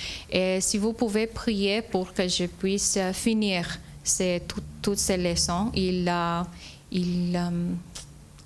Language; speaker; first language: French; non-native, fluent; English